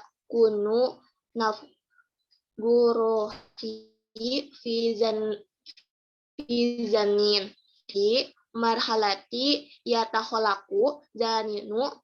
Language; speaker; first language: Arabic; non-native, learner; Indonesian